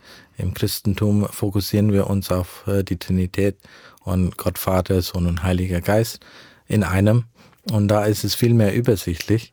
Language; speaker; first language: German; early bilingual, heritage; German